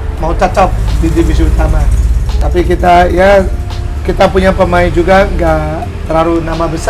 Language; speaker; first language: Indonesian; non-native, fluent; English